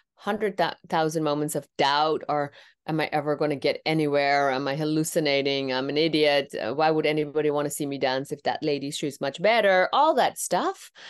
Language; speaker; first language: English; non-native, fluent; Tamil